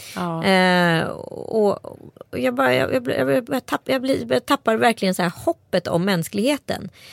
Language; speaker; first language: Swedish; native; Swedish